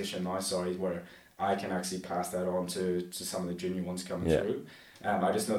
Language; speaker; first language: English; native; English